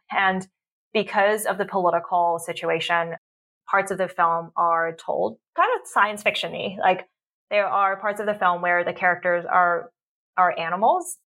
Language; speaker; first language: English; early bilingual, other home language; Cantonese